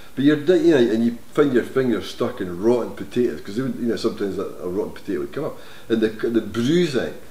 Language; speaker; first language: English; native; English